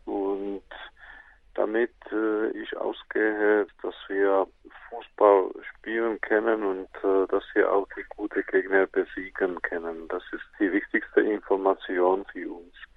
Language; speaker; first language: German; non-native, fluent; Czech